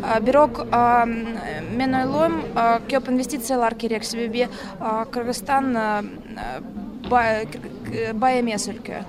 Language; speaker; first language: Kyrgyz; non-native, learner; Russian